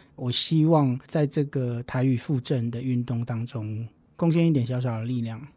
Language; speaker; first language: Chinese; non-native, local second language; Min Nan Chinese